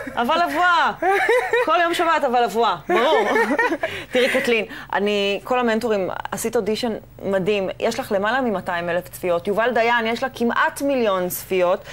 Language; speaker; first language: Hebrew; native; Hebrew